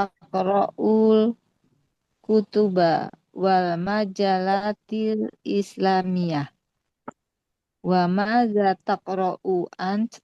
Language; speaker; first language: Arabic; non-native, learner; Indonesian